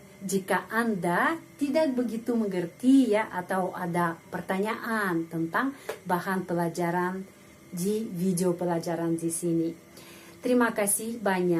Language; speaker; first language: Indonesian; non-native, fluent; Russian